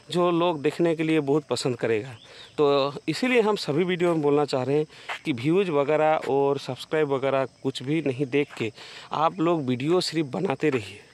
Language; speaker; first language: Hindi; non-native, local second language; Bangla